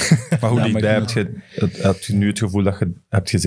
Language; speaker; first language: Dutch; native; Dutch